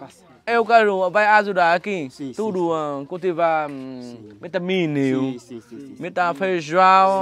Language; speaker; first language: Portuguese; non-native, learner; Vietnamese